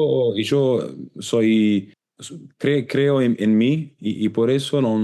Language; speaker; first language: Spanish; non-native, learner; Italian